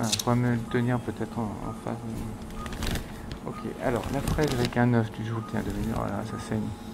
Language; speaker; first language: French; native; French